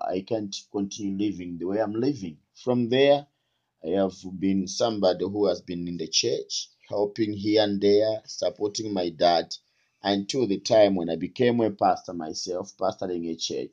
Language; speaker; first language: English; non-native, local second language; Tumbuka